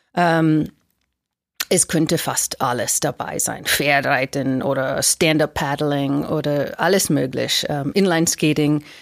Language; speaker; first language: German; non-native, fluent; English